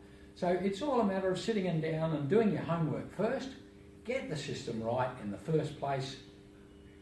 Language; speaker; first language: English; native; English